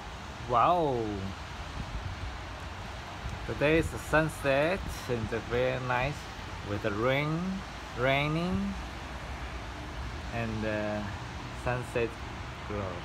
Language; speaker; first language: English; non-native, learner; Chinese